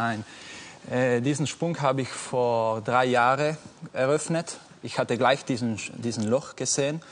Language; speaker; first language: German; non-native, fluent; Italian